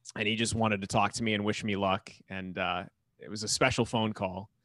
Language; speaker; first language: English; native; English